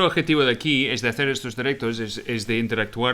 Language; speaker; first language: Spanish; non-native, fluent; English